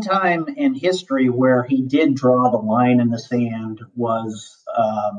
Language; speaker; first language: English; native; English